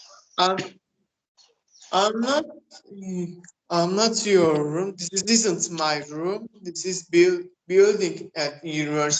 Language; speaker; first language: English; non-native, learner; Turkish